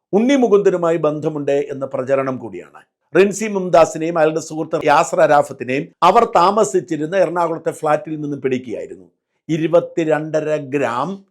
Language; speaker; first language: Malayalam; native; Malayalam